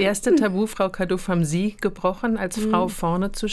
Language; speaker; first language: German; native; German